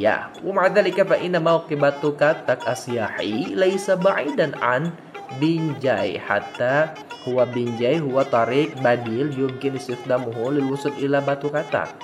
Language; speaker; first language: Arabic; non-native, fluent; Indonesian